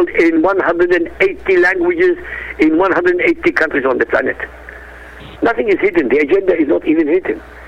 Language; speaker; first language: English; non-native, fluent; Arabic